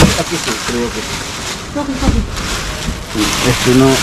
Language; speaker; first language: Spanish; non-native, learner; Filipino